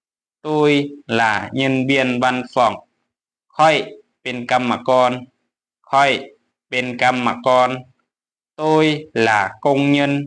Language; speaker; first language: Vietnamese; non-native, fluent; Lao